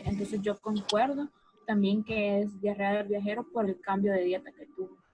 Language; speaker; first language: Spanish; native; Spanish